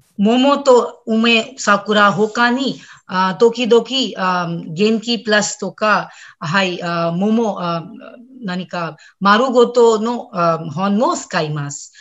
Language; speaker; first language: Japanese; non-native, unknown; Hindi